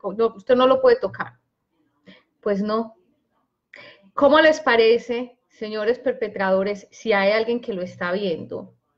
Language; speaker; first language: Spanish; native; Spanish